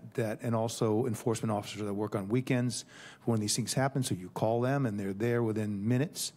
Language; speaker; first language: English; native; English